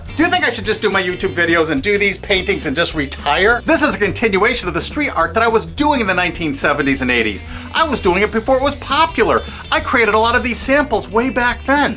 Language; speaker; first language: English; native; English